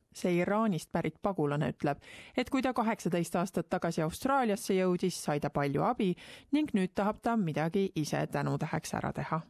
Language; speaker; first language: Estonian; native; Estonian